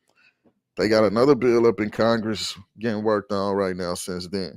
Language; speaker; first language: English; native; English